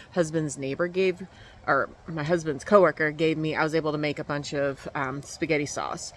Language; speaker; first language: English; native; English